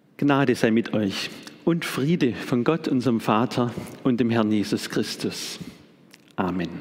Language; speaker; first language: German; native; German